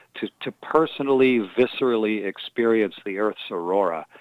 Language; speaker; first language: English; native; English